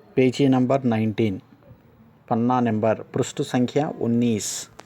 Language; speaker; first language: Hindi; non-native, local second language; Telugu